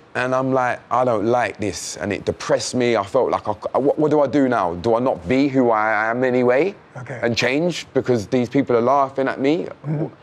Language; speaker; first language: English; native; English